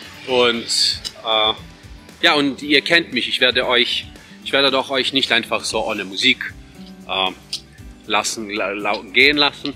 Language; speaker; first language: German; non-native, fluent; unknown